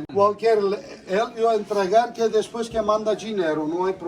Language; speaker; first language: Portuguese; non-native, learner; Turkish